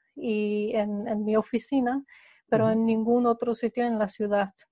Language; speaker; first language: Spanish; non-native, fluent; Polish